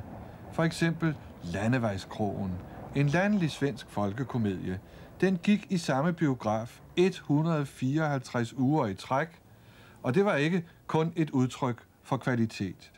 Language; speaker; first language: Danish; native; Danish